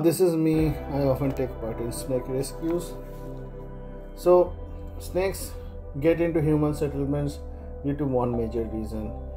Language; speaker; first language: English; non-native, local second language; Hindi